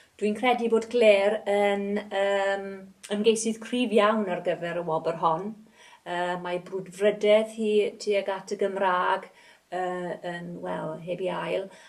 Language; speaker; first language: Welsh; native; Welsh